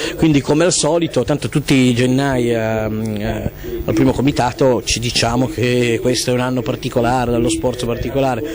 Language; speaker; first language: Italian; native; Italian